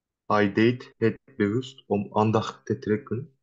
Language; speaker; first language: Dutch; non-native, learner; Turkish